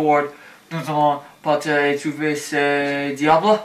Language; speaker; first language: French; non-native, learner; English